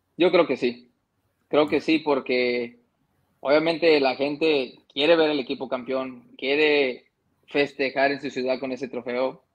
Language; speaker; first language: Spanish; early bilingual, heritage; Spanish